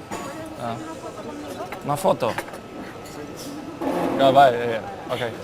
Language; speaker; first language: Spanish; non-native, fluent; Portuguese